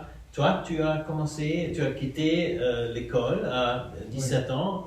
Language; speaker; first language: French; non-native, fluent; German